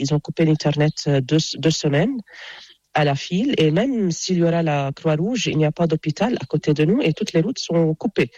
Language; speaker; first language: French; non-native, local second language; Arabic